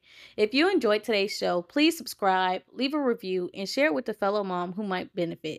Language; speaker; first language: English; native; English